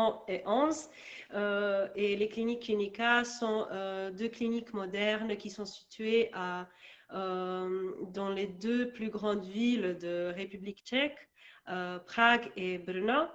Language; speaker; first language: French; non-native, learner; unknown